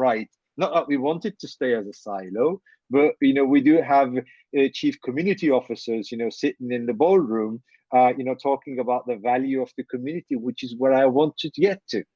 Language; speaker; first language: English; non-native, fluent; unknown